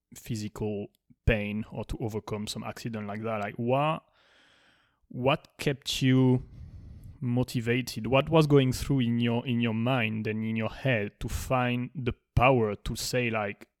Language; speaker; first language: English; non-native, fluent; Spanish